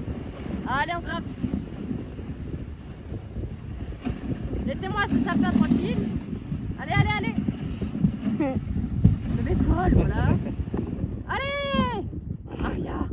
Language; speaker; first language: French; native; French